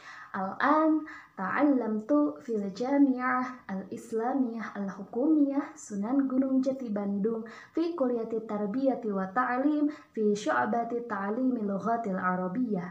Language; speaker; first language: Arabic; non-native, learner; Indonesian